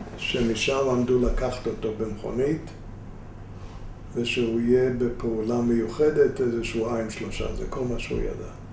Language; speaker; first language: Hebrew; non-native, fluent; Spanish